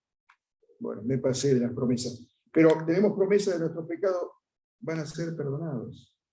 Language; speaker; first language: Spanish; native; Spanish